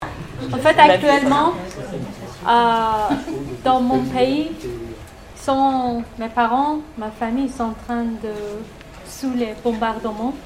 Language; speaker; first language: French; non-native, learner; Persian